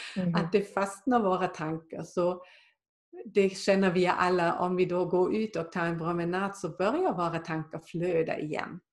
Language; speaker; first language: Swedish; non-native, fluent; German